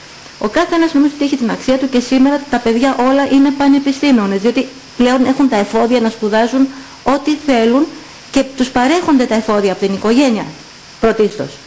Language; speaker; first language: Greek; native; Greek